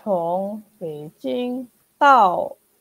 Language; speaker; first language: Chinese; non-native, learner; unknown